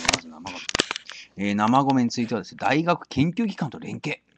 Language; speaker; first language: Japanese; native; Japanese